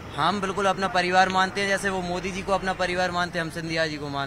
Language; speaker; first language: Hindi; native; Hindi